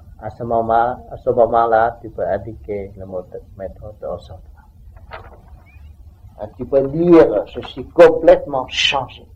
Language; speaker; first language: French; non-native, learner; Vietnamese